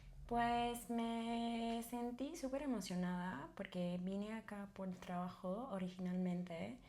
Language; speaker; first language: Spanish; non-native, fluent; English